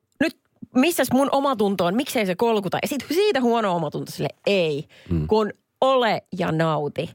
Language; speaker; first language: Finnish; native; Finnish